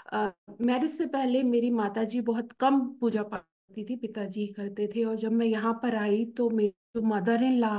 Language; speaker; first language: Hindi; native; Hindi